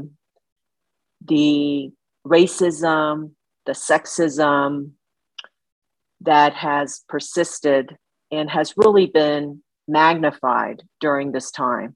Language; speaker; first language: English; early bilingual, other home language; Chinese